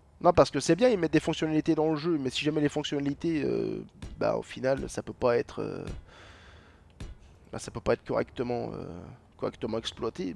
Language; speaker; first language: French; native; French